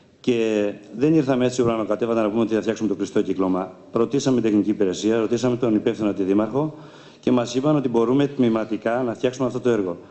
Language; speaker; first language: Greek; native; Greek